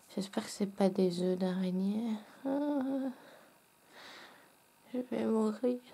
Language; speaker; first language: French; native; French